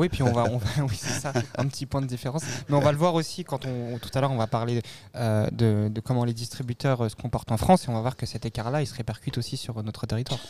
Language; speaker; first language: French; native; French